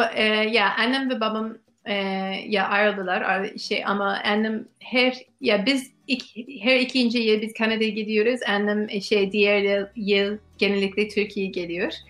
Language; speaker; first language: Turkish; non-native, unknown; English